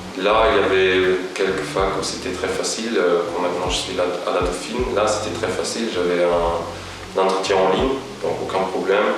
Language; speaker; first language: French; non-native, local second language; Luxembourgish